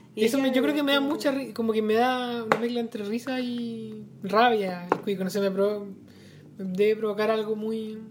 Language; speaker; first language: Spanish; native; Spanish